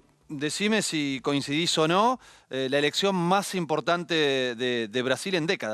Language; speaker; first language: Spanish; native; Spanish